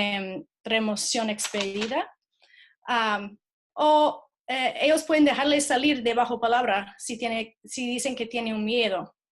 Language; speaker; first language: Spanish; non-native, fluent; English